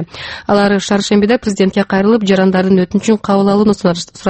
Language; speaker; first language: Kyrgyz; native; Kyrgyz